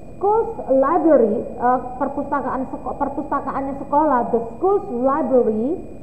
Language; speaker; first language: English; non-native, fluent; Indonesian